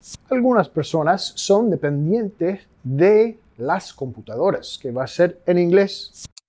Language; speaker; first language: Spanish; non-native, fluent; English